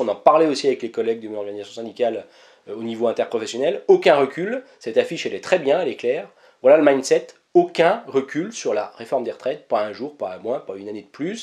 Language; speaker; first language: French; native; French